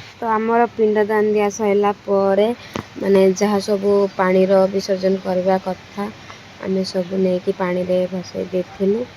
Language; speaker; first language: Odia; native; Odia